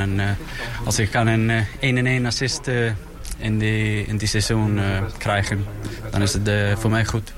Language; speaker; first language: Dutch; non-native, learner; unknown